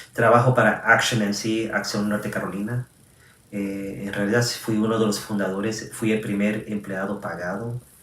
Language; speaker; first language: Spanish; early bilingual, heritage; Spanish